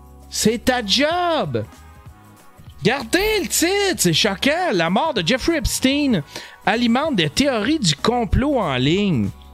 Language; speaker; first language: French; native; French